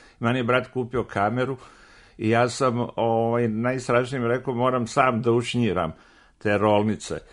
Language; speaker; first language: Serbian; native; Serbian